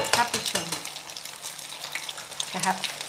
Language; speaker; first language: German; non-native, learner; Thai